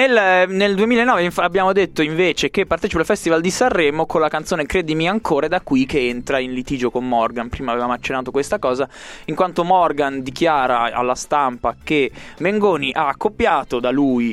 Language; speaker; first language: Italian; native; Italian